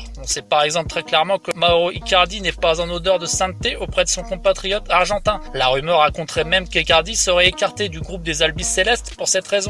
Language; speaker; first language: French; native; French